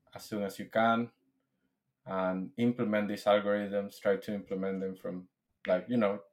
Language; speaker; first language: English; non-native, fluent; Spanish